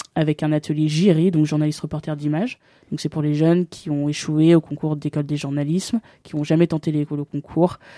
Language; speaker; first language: French; native; French